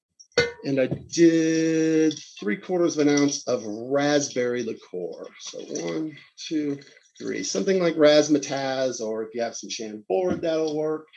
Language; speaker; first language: English; native; English